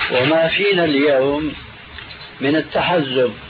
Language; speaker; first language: Arabic; early bilingual, other home language; Albanian